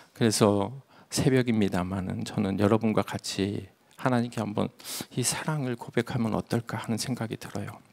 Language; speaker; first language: Korean; native; Korean